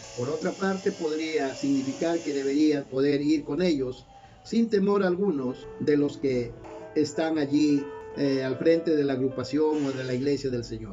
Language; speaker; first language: Spanish; native; Spanish